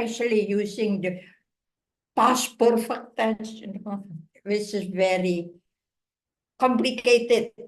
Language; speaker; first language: English; non-native, fluent; Indonesian